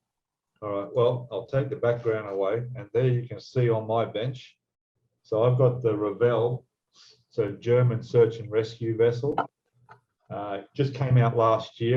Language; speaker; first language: English; native; English